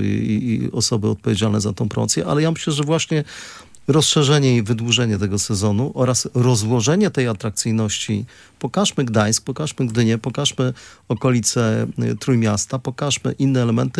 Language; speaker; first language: Polish; native; Polish